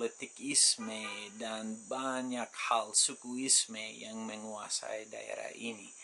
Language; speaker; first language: Indonesian; non-native, fluent; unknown